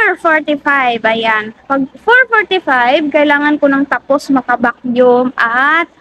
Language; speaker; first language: Filipino; native; Filipino